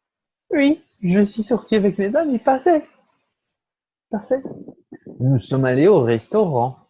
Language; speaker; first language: French; non-native, fluent; Portuguese